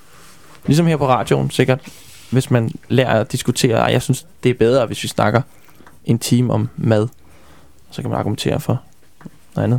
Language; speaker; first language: Danish; native; Danish